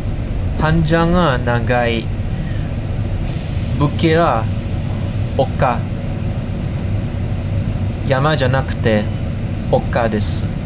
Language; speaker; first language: Japanese; non-native, fluent; English